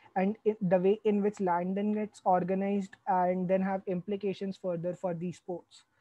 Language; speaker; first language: English; non-native, local second language; Hindi